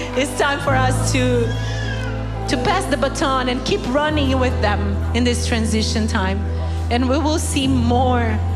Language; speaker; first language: English; non-native, fluent; Portuguese